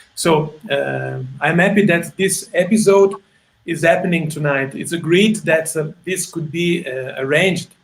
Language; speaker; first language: English; non-native, fluent; Italian